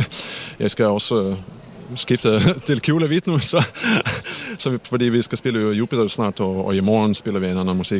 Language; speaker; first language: Danish; non-native, fluent; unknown